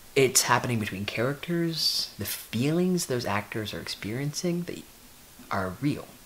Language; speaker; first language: English; native; English